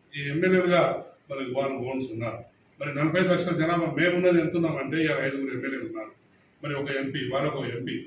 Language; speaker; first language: Telugu; non-native, local second language; Lambadi